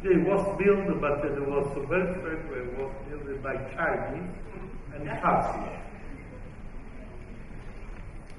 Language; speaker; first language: English; non-native, fluent; Italian